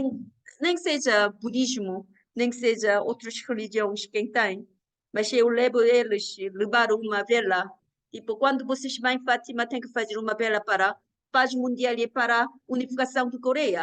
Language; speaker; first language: Portuguese; non-native, learner; Korean